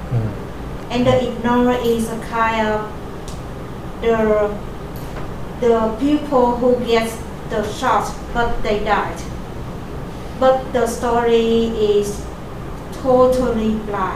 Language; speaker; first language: English; non-native, fluent; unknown